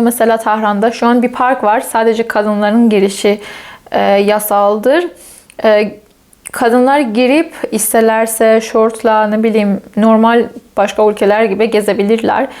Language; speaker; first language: Turkish; non-native, fluent; Persian